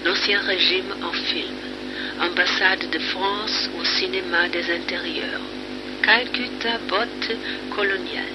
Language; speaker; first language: French; non-native, fluent; German